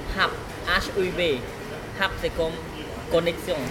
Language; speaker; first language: French; non-native, fluent; Khmer